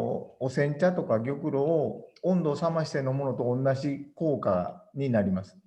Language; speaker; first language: Japanese; native; Japanese